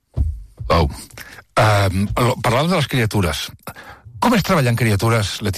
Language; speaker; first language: Catalan; native; Catalan